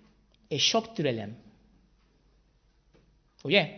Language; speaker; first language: Hungarian; non-native, fluent; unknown